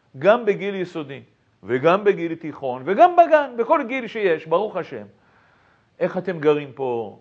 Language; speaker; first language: Hebrew; native; Hebrew